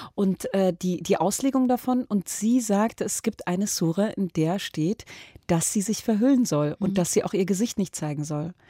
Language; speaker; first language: German; early bilingual, other home language; Arabic